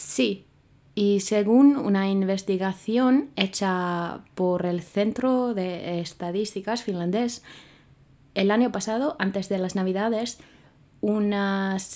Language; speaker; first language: Spanish; non-native, fluent; Finnish